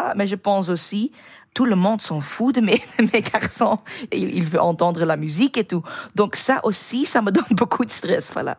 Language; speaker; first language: French; non-native, learner; Dutch